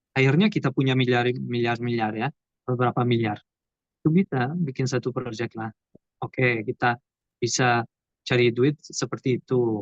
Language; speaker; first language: Indonesian; non-native, learner; Portuguese